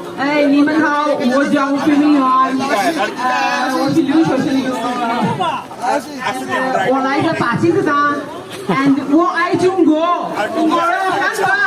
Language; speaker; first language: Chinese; non-native, learner; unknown